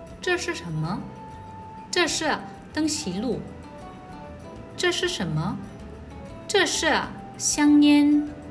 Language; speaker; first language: Chinese; non-native, learner; Korean